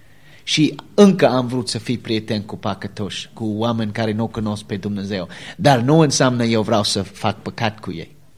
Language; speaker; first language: Romanian; non-native, learner; English